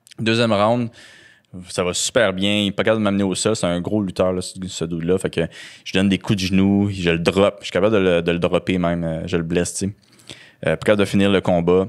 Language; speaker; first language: French; native; French